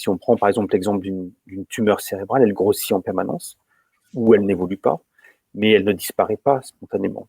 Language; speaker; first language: French; native; French